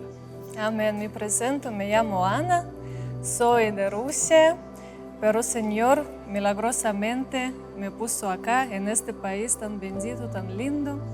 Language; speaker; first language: Spanish; non-native, fluent; Russian